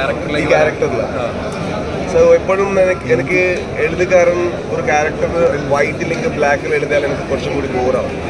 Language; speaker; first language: Malayalam; non-native, learner; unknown